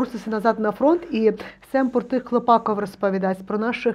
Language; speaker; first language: Polish; non-native, learner; Ukrainian